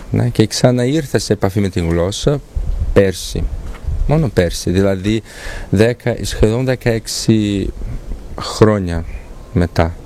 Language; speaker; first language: Greek; non-native, fluent; Portuguese